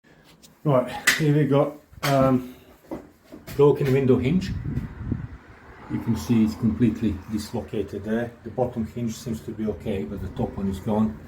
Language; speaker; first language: English; non-native, fluent; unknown